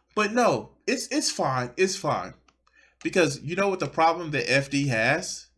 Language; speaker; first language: English; native; English